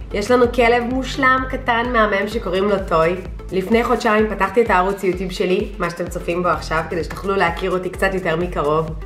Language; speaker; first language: Hebrew; early bilingual, other home language; Russian